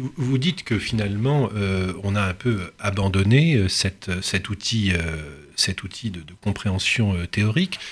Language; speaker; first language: French; native; French